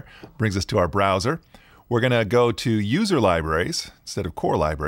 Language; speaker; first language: English; native; English